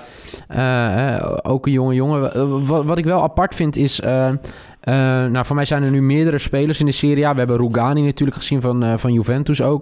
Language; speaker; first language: Dutch; native; Dutch